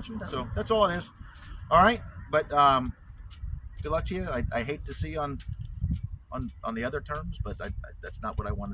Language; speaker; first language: English; native; English